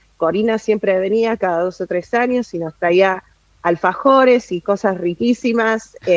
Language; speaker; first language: Spanish; early bilingual, heritage; Spanish